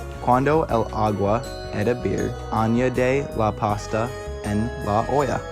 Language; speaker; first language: Spanish; non-native, learner; English